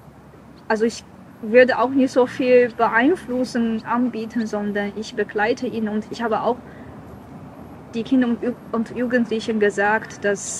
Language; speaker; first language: German; non-native, learner; Chinese